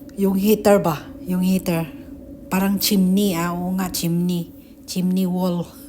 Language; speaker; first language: Filipino; non-native, local second language; Cebuano